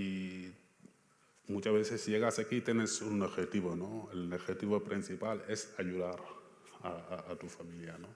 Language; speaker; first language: Spanish; non-native, fluent; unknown